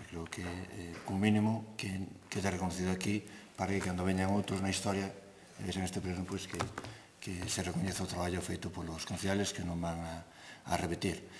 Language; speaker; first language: Galician; native; Galician